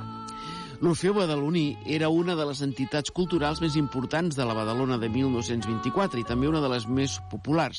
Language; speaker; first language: Catalan; native; Catalan